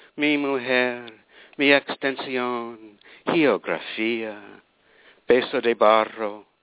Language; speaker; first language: Spanish; non-native, fluent; English